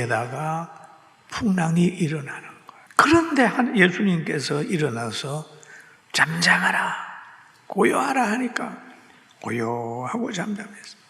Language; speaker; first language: Korean; native; Korean